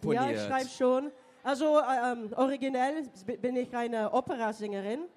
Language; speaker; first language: German; non-native, learner; English